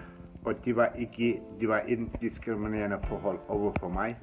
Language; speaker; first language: Danish; non-native, fluent; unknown